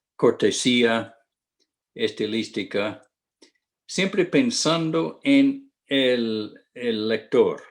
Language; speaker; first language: Spanish; non-native, fluent; English